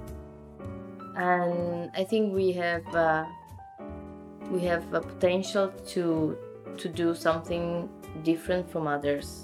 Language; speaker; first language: English; non-native, fluent; Italian